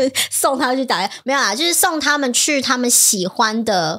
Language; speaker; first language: Chinese; native; Chinese